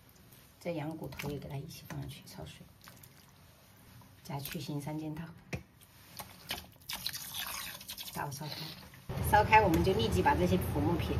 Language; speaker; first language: Chinese; native; Chinese